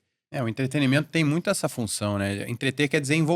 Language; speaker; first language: Portuguese; native; Portuguese